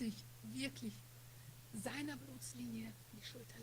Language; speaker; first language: German; non-native, fluent; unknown